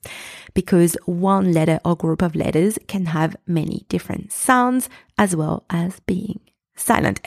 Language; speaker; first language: English; non-native, fluent; French